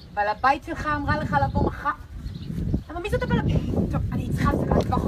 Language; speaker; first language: Hebrew; native; Hebrew